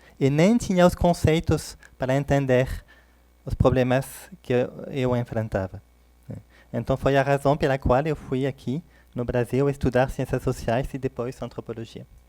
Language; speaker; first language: Portuguese; non-native, fluent; French